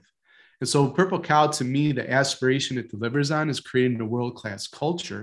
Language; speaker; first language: English; native; English